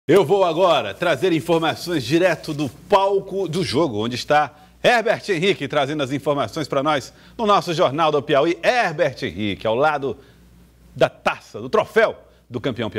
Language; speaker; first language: Portuguese; native; Portuguese